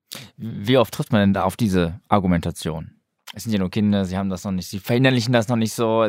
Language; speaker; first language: German; native; German